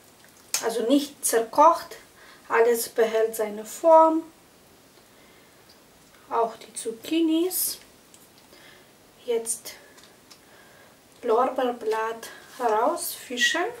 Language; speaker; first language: German; non-native, fluent; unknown